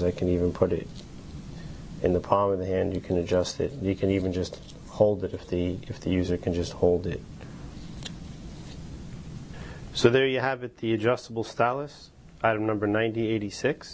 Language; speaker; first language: English; native; English